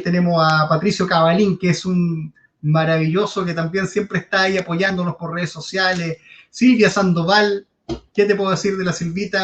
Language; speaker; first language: Spanish; native; Spanish